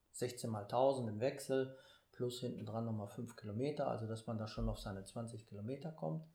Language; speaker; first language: German; native; German